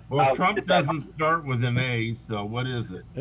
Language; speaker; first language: English; native; English